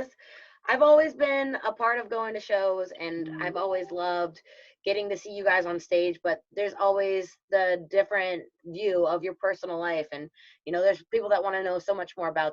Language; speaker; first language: English; native; English